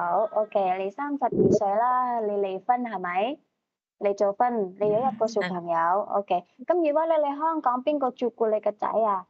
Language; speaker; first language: Cantonese; native; Cantonese